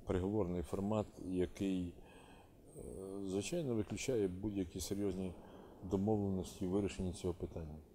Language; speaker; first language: Ukrainian; native; Ukrainian